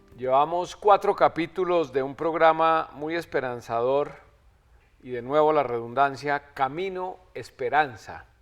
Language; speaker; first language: Spanish; native; Spanish